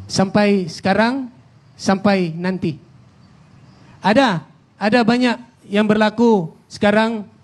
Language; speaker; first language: Malay; non-native, fluent; Filipino